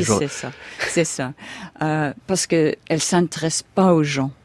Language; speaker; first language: French; non-native, fluent; English